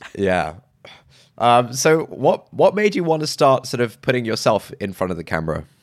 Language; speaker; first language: English; early bilingual, other home language; Urdu